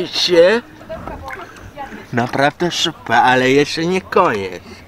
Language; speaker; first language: Polish; non-native, learner; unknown